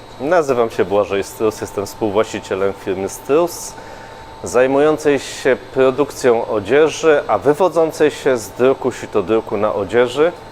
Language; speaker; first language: Polish; native; Polish